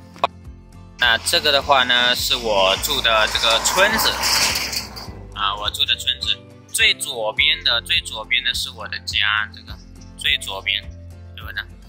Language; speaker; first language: Chinese; native; Chinese